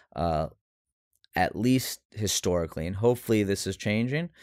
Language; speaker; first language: English; native; English